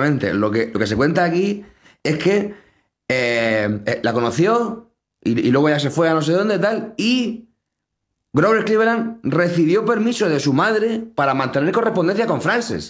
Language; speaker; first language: Spanish; native; Spanish